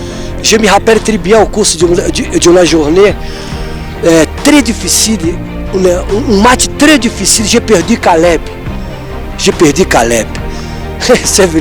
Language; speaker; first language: French; non-native, fluent; Portuguese